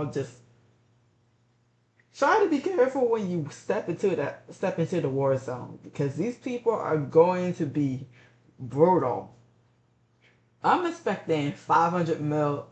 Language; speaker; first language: English; native; English